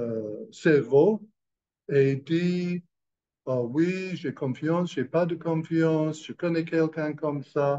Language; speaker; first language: French; non-native, fluent; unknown